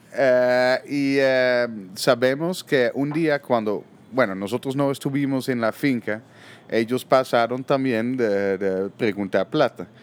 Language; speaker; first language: Spanish; non-native, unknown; Dutch